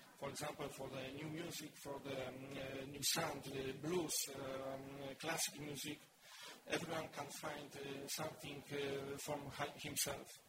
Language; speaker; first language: English; non-native, learner; Polish